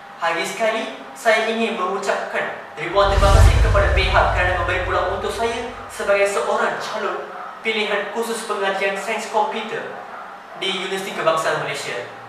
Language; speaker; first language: Malay; non-native, local second language; Tamil